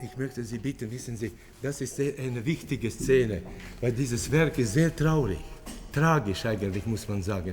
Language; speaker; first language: German; non-native, fluent; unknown